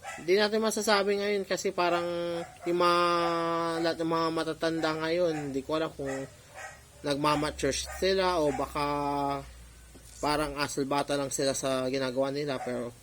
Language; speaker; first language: Filipino; non-native, local second language; Pangasinan